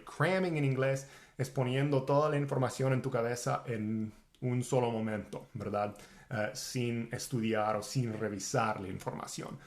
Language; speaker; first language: Spanish; non-native, fluent; English